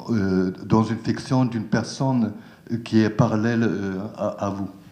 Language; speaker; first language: French; non-native, learner; German